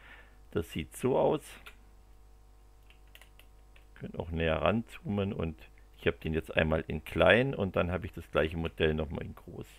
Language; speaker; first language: German; native; German